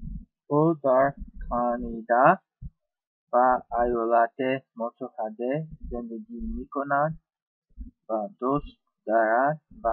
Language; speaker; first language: Persian; non-native, learner; English